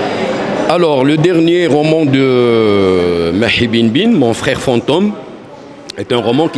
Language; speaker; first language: French; non-native, local second language; Arabic